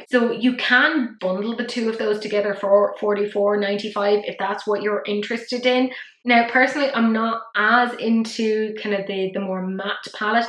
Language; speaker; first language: English; native; English